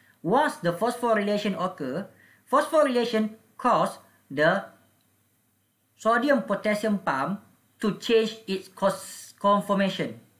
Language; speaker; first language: English; non-native, local second language; Malay